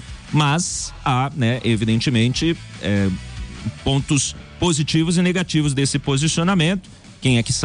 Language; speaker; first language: Portuguese; native; Portuguese